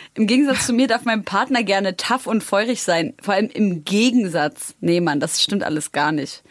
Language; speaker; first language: German; early bilingual, other home language; Arabic